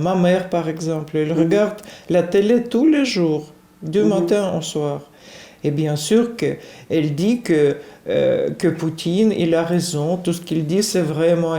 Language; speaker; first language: French; non-native, fluent; Russian